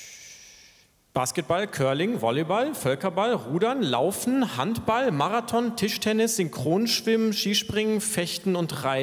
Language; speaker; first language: German; native; German